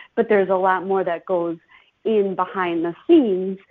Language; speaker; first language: English; native; English